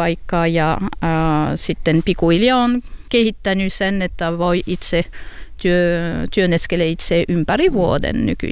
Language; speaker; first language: Finnish; non-native, learner; French